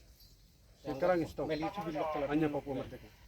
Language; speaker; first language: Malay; non-native, local second language; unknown